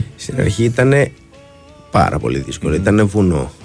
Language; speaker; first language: Greek; non-native, fluent; Arabic